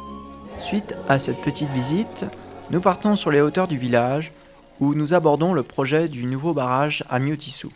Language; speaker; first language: French; native; French